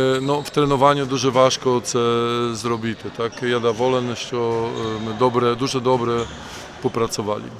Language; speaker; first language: Ukrainian; non-native, learner; Polish